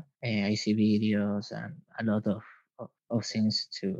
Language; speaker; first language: English; non-native, learner; Spanish